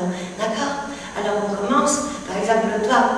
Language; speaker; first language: French; non-native, fluent; Spanish